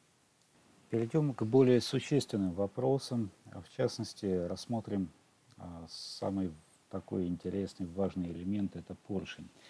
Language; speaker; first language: Russian; native; Russian